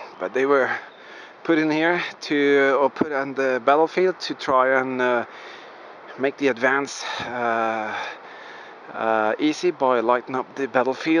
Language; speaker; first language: English; non-native, fluent; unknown